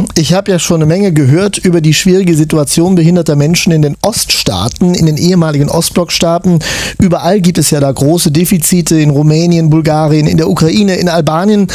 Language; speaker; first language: German; native; German